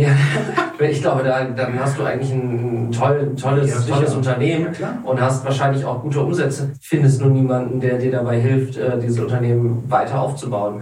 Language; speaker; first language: German; native; German